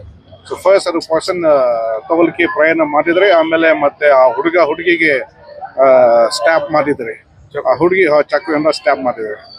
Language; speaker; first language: Kannada; non-native, fluent; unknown